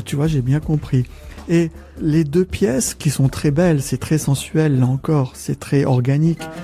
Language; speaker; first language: French; native; French